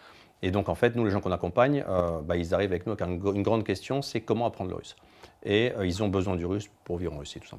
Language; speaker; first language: French; native; French